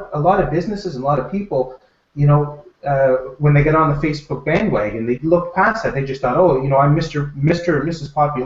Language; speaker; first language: English; native; English